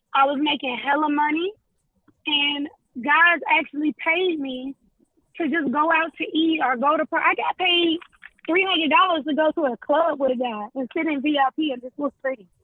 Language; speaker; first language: English; native; English